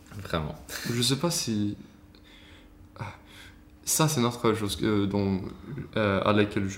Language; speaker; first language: French; non-native, learner; Swedish